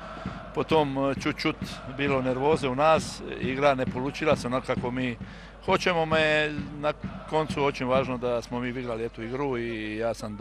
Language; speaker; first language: Russian; non-native, learner; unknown